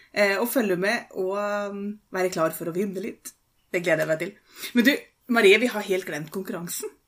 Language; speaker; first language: Norwegian; native; Norwegian